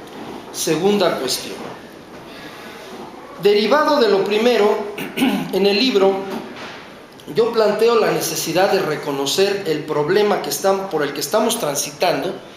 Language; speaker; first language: Spanish; native; Spanish